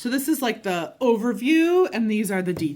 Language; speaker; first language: English; native; English